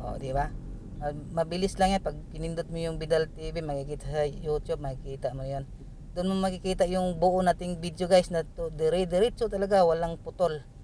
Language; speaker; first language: Filipino; non-native, local second language; Cebuano